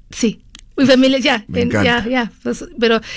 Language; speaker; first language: Spanish; early bilingual, heritage; Spanish